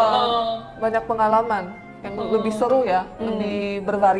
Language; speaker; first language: Indonesian; early bilingual, other home language; Korean